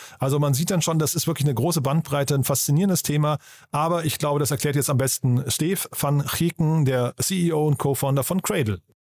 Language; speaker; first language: German; native; German